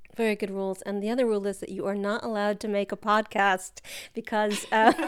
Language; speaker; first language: English; native; English